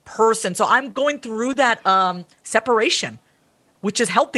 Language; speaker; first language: English; native; English